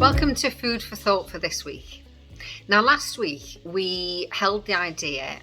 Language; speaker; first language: English; native; English